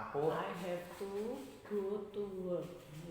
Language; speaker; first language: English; non-native, learner; Indonesian